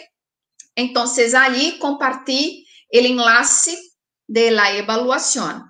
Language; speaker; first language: Spanish; non-native, fluent; Portuguese